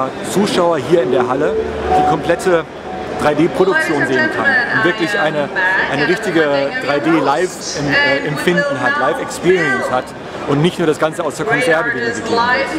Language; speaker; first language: German; native; German